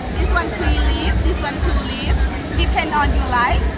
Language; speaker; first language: English; non-native, learner; Thai